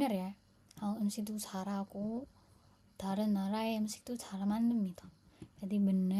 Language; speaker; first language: Korean; non-native, fluent; Indonesian